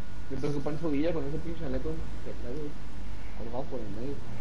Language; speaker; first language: Spanish; early bilingual, heritage; Spanish